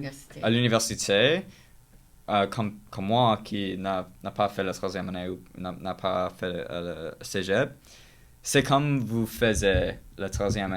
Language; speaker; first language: French; non-native, learner; English